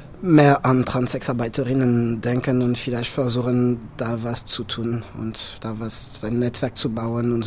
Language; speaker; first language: German; non-native, fluent; French